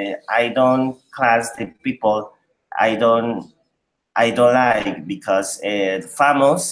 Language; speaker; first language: English; non-native, learner; Spanish